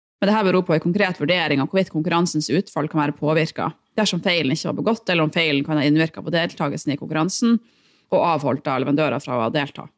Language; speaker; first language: Norwegian; native; Norwegian